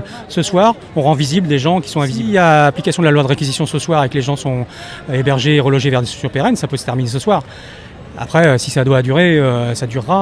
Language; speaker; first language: French; native; French